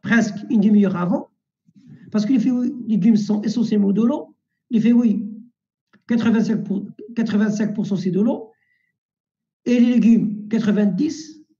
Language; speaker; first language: French; non-native, local second language; Arabic